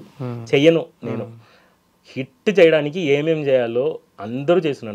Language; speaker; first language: Telugu; non-native, local second language; Tamil